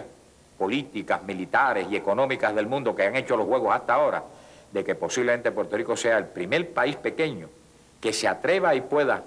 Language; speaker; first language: Spanish; native; Spanish